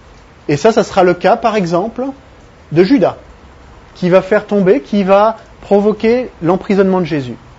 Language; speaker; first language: French; native; French